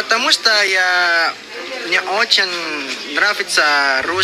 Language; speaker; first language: Russian; non-native, learner; Indonesian